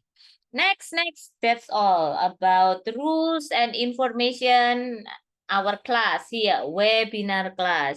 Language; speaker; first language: English; non-native, fluent; Indonesian